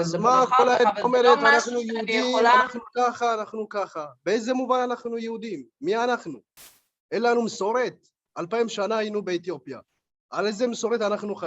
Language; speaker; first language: Hebrew; early bilingual, other home language; Amharic